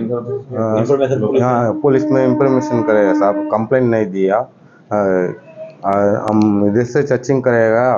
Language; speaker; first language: Hindi; non-native, local second language; Tamil